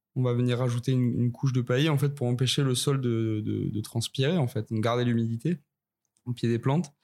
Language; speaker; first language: French; native; French